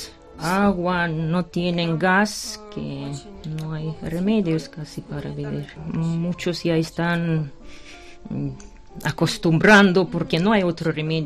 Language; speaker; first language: Spanish; non-native, fluent; Ukrainian